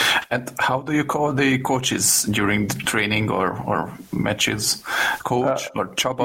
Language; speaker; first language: English; non-native, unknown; Hungarian